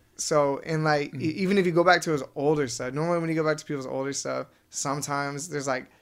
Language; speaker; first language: English; native; English